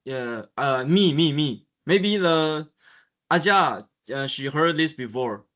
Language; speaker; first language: English; non-native, learner; Chinese